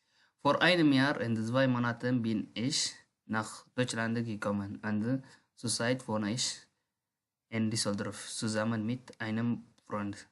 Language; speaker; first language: German; non-native, learner; Tigrinya